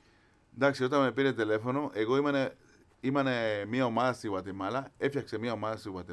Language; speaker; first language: Greek; non-native, fluent; Spanish